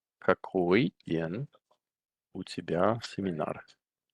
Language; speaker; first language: Russian; non-native, fluent; English